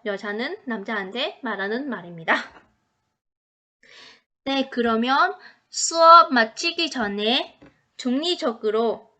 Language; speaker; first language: Korean; non-native, fluent; Vietnamese